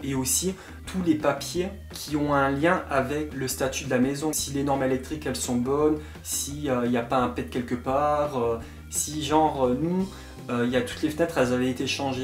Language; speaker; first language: French; native; French